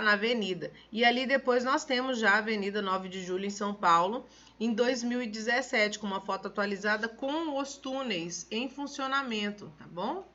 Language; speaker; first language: Portuguese; native; Portuguese